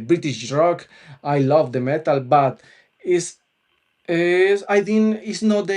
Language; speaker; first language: English; non-native, local second language; Spanish